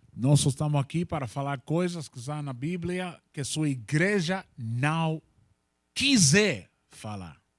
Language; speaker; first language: Portuguese; non-native, learner; Spanish